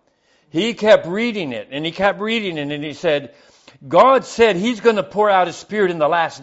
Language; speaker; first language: English; native; English